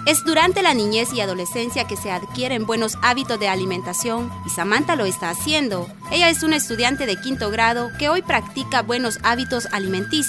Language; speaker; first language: Spanish; native; Spanish